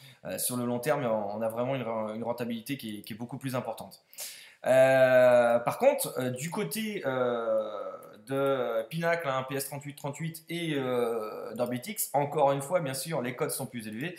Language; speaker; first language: French; native; French